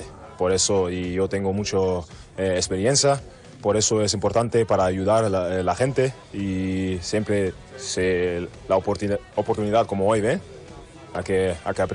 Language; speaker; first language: Spanish; non-native, fluent; German